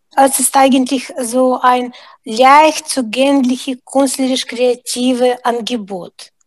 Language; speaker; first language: German; non-native, fluent; Russian